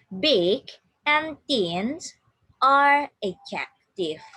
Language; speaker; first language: English; non-native, fluent; Indonesian